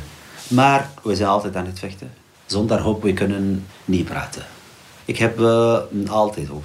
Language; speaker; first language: Dutch; non-native, learner; Arabic